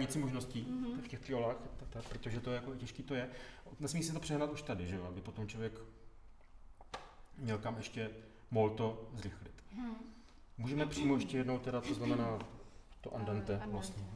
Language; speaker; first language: Czech; native; Czech